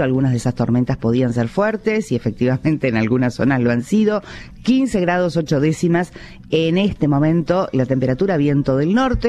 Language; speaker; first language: Spanish; native; Spanish